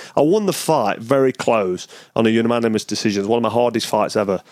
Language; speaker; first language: English; native; English